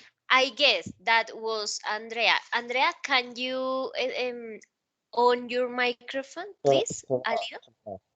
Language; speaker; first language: English; non-native, learner; Spanish